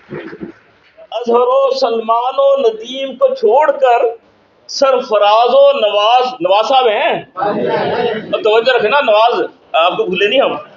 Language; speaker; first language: Urdu; native; Urdu